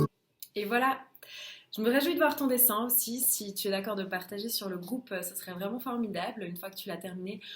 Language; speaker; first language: French; native; French